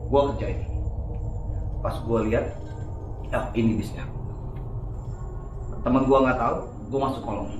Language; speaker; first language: Indonesian; native; Indonesian